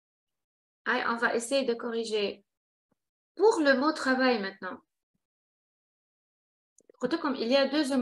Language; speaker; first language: French; non-native, local second language; Arabic